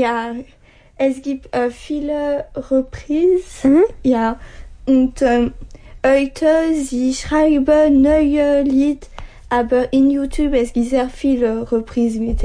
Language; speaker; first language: German; non-native, learner; French